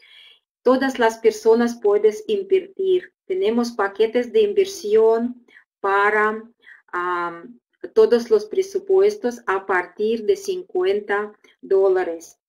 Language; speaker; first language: Spanish; non-native, fluent; Russian